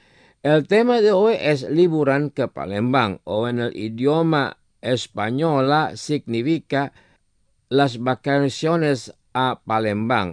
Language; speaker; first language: Spanish; non-native, fluent; Indonesian